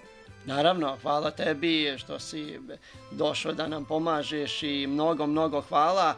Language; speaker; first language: Serbian; native; Serbian